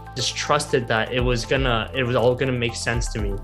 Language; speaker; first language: English; native; English